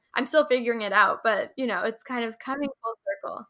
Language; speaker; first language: English; early bilingual, other home language; Hindi